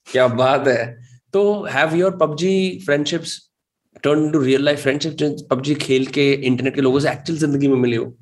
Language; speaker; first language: Hindi; native; Hindi